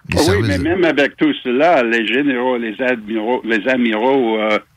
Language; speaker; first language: French; non-native, fluent; English